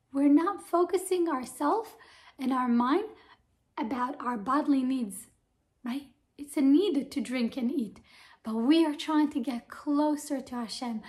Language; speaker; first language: English; non-native, fluent; Hebrew